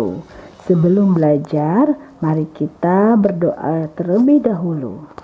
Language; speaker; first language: Indonesian; native; Indonesian